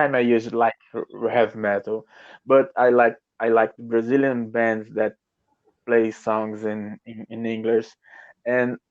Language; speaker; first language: English; non-native, learner; Portuguese